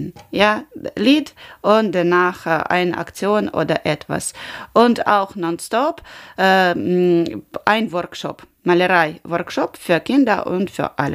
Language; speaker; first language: German; non-native, learner; Ukrainian